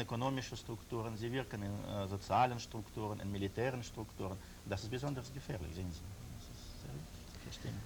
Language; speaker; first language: German; non-native, learner; Russian